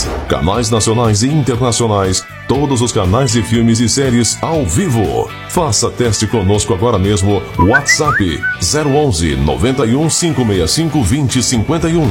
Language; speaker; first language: Portuguese; native; Portuguese